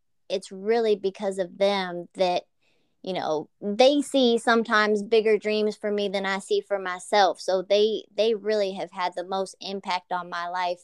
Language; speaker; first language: English; native; English